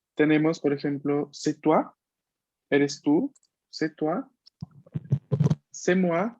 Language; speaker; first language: French; non-native, fluent; Spanish